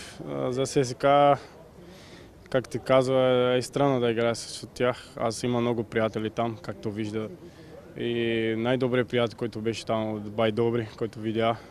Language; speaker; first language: Bulgarian; non-native, learner; Portuguese